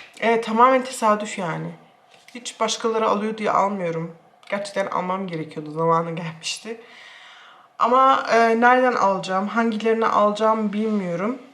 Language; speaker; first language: Turkish; early bilingual, heritage; Turkish